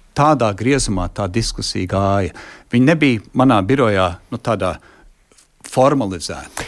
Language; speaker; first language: Latvian; early bilingual, heritage; Latvian